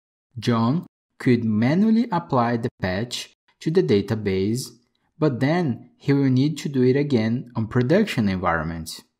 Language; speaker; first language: English; non-native, fluent; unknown